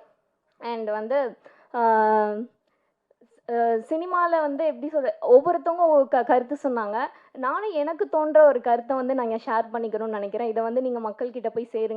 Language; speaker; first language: Tamil; native; Tamil